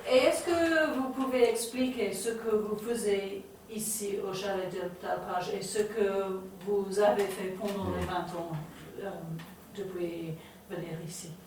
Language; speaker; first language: French; non-native, learner; English